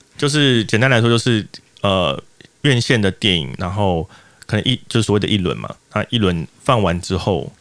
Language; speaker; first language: Chinese; native; Chinese